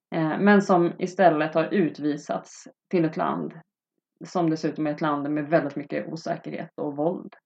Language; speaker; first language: Swedish; native; Swedish